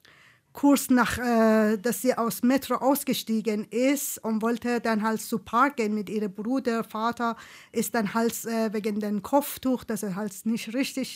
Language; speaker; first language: German; non-native, fluent; Persian